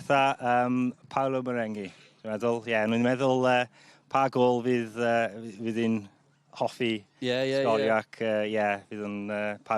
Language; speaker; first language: Welsh; non-native, local second language; English